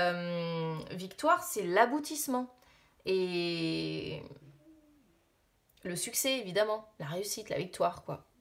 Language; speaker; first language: French; native; French